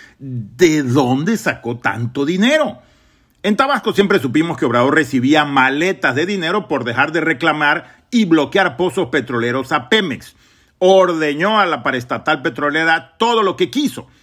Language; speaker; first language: Spanish; native; Spanish